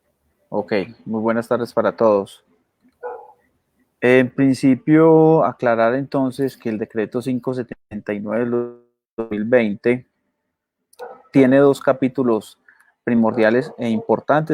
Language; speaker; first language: Spanish; native; Spanish